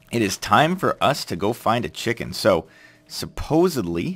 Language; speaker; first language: English; native; English